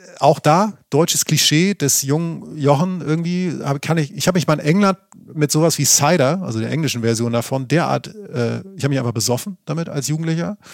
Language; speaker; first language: German; native; German